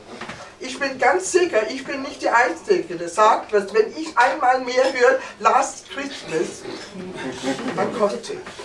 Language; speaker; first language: German; non-native, fluent; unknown